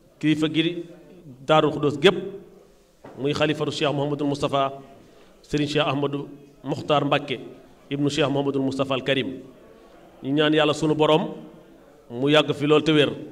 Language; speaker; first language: Wolof; native; Wolof